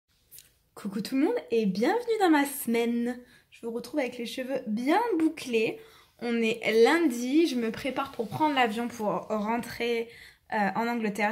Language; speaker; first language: French; native; French